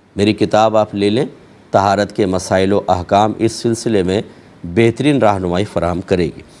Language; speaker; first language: Urdu; native; Urdu